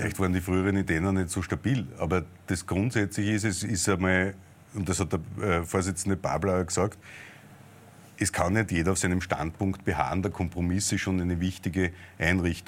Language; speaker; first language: German; native; German